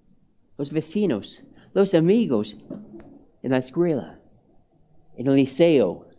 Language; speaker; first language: Spanish; non-native, fluent; English